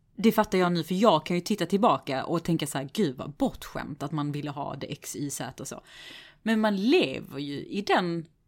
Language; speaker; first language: Swedish; native; Swedish